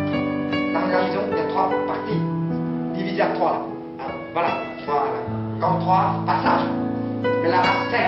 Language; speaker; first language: French; non-native, learner; Vietnamese